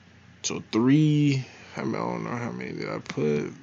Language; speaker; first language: English; native; English